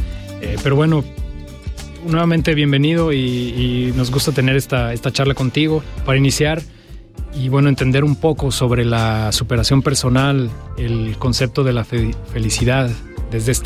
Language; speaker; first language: Spanish; native; Spanish